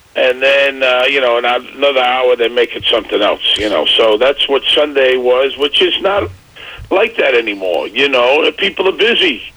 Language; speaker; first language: English; native; English